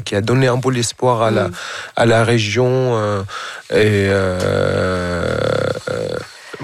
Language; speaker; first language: French; non-native, fluent; Arabic